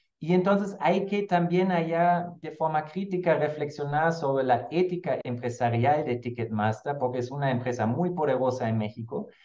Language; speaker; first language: Spanish; non-native, fluent; German